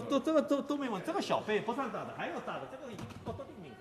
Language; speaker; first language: Chinese; native; Chinese